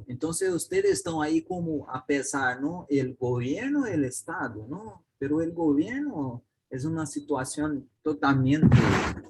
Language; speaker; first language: Spanish; non-native, learner; Portuguese